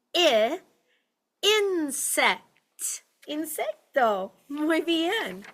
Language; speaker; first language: Spanish; non-native, fluent; English